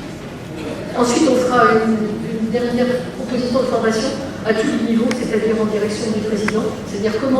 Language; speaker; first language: French; native; French